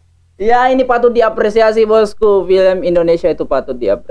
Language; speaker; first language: Indonesian; native; Indonesian